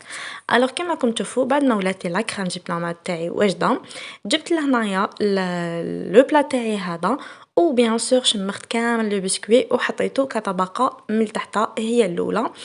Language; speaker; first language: Arabic; native; Arabic